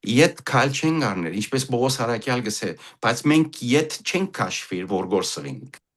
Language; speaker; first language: Armenian; early bilingual, heritage; Armenian